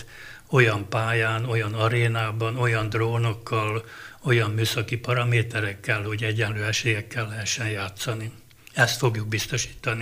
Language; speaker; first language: Hungarian; native; Hungarian